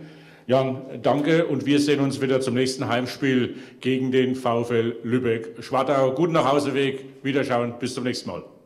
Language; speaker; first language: German; native; German